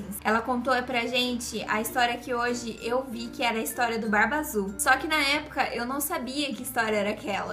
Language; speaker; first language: Portuguese; native; Portuguese